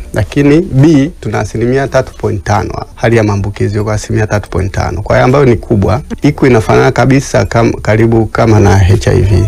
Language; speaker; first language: Swahili; native; Swahili